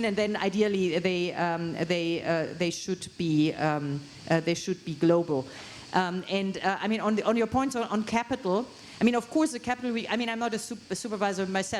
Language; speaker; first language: English; non-native, fluent; German